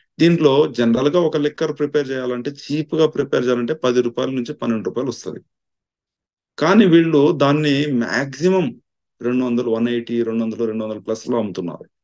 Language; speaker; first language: Telugu; non-native, local second language; Tamil